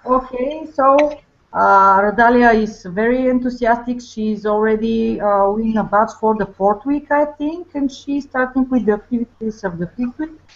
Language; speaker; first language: English; non-native, fluent; Bulgarian